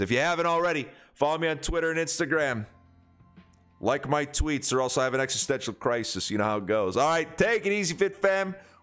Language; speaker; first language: English; native; English